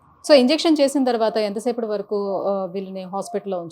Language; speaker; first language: Telugu; native; Telugu